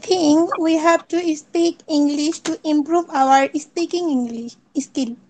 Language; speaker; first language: English; non-native, learner; Bangla